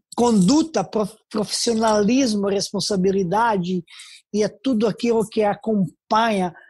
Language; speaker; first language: Portuguese; non-native, fluent; Serbian